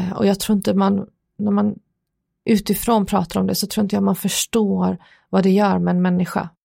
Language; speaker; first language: Swedish; early bilingual, other home language; Persian